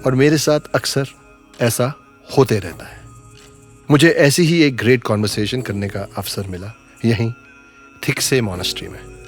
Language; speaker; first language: Hindi; native; Hindi